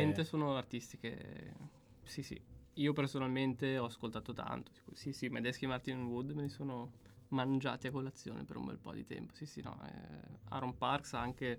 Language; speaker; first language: Italian; native; Italian